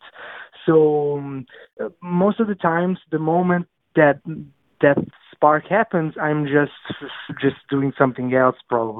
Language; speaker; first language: English; non-native, fluent; Italian